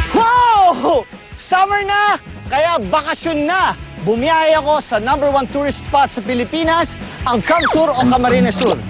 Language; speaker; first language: Filipino; native; Filipino